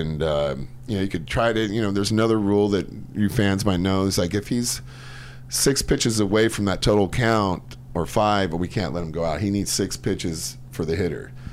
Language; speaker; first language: English; native; English